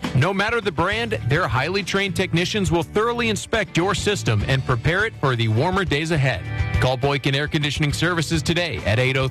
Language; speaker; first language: English; native; English